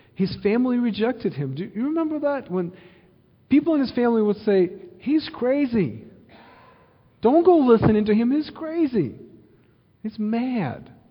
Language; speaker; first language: English; early bilingual, other home language; Ukrainian